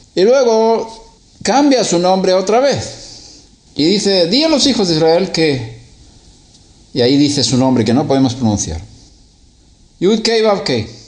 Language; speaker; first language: Spanish; non-native, fluent; Swedish